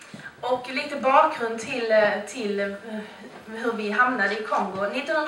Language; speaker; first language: Swedish; native; Swedish